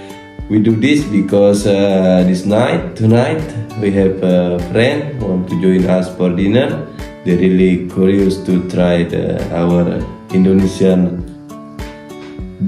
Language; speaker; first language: English; non-native, fluent; Indonesian